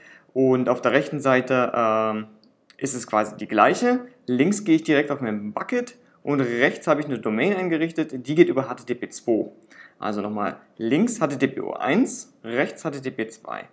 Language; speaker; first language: German; native; German